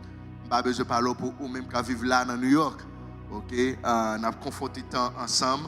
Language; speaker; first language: French; non-native, local second language; Haitian Creole